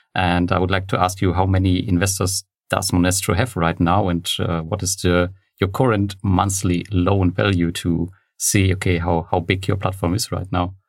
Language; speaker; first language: English; non-native, fluent; German